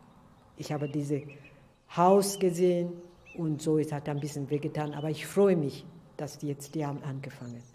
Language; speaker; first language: German; non-native, learner; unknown